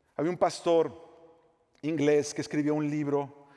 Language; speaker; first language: Spanish; native; Spanish